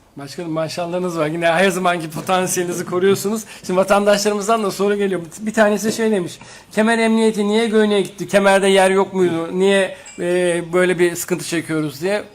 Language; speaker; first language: Turkish; native; Turkish